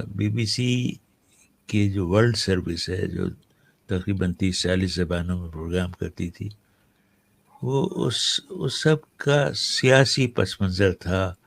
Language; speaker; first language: Urdu; native; Urdu